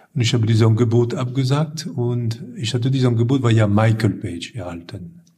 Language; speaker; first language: German; non-native, fluent; French